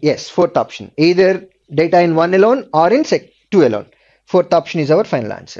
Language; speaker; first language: English; non-native, local second language; Telugu